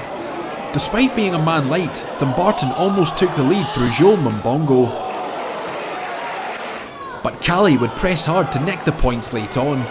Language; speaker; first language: English; native; English